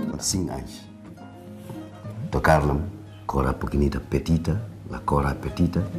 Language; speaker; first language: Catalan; non-native, learner; Mandingo